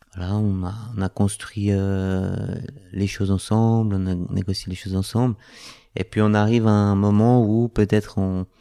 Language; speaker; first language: French; native; French